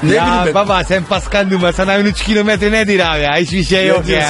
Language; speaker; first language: Turkish; non-native, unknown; Italian